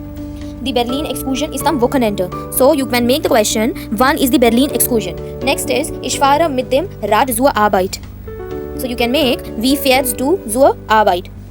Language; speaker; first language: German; non-native, fluent; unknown